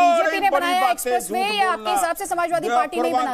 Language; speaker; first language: Hindi; native; Hindi